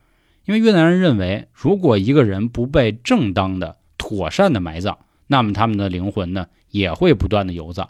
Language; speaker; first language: Chinese; native; Chinese